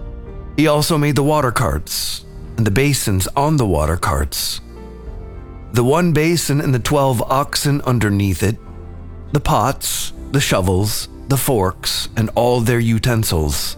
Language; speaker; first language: English; native; English